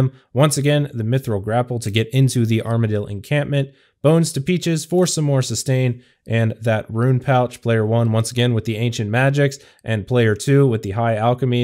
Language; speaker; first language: English; native; English